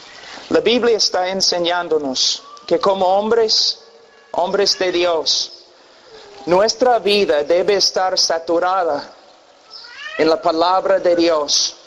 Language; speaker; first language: Spanish; non-native, fluent; English